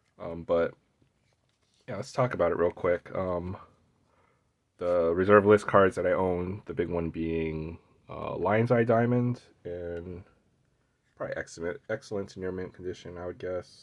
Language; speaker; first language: English; native; English